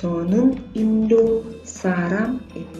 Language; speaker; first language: Korean; non-native, fluent; Indonesian